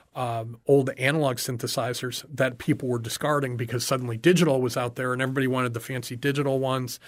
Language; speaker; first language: English; native; English